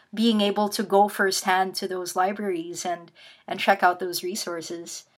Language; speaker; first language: English; non-native, local second language; Filipino